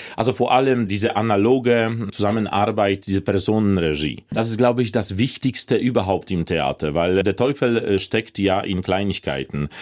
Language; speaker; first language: German; non-native, fluent; Polish